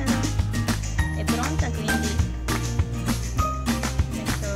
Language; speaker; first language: Italian; non-native, learner; Japanese